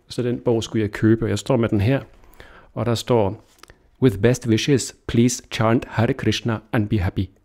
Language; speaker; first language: Danish; native; Danish